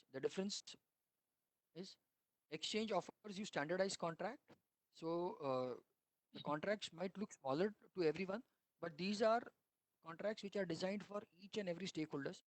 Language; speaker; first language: English; non-native, local second language; Hindi